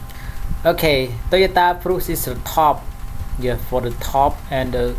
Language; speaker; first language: English; non-native, learner; Khmer